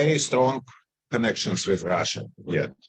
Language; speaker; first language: English; non-native, fluent; Russian